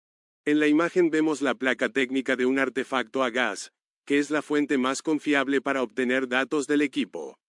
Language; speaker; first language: Spanish; native; Spanish